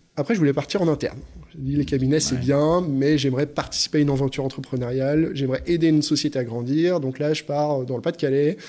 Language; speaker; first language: French; native; French